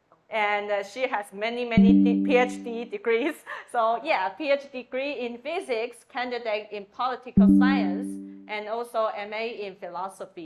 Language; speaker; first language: English; non-native, fluent; Chinese